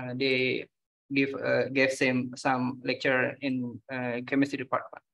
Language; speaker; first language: English; non-native, fluent; Indonesian